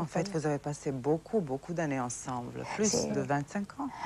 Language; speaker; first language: French; non-native, fluent; Serbian